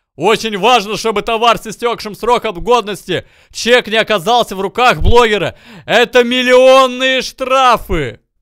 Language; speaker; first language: Russian; native; Russian